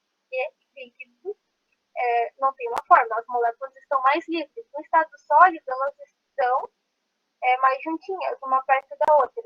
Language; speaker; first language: Portuguese; native; Portuguese